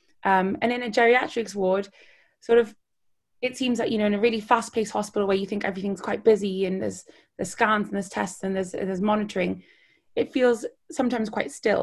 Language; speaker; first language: English; native; English